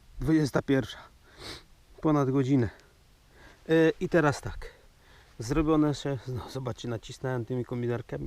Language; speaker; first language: Polish; native; Polish